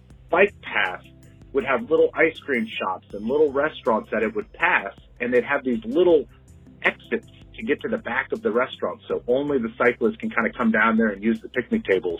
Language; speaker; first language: English; native; English